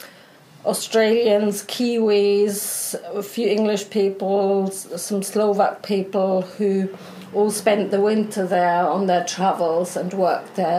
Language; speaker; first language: English; non-native, fluent; German